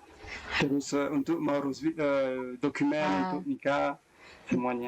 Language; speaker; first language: Indonesian; non-native, fluent; French